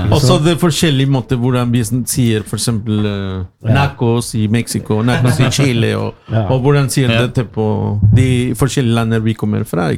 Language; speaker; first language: Norwegian; non-native, learner; Spanish